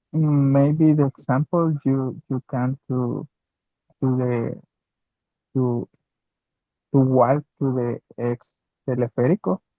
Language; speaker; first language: English; non-native, learner; Spanish